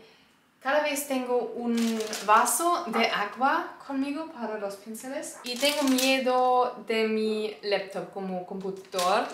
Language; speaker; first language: Spanish; non-native, learner; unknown